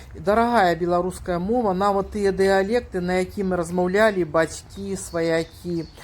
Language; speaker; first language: Belarusian; native; Belarusian